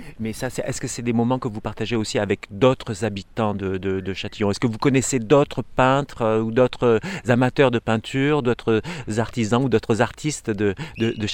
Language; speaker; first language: French; native; French